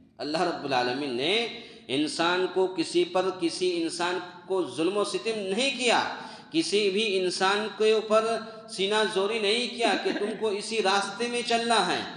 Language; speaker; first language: Urdu; native; Urdu